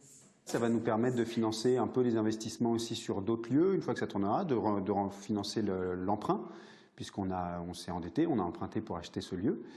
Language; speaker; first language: French; native; French